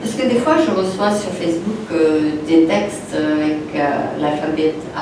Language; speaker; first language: French; non-native, fluent; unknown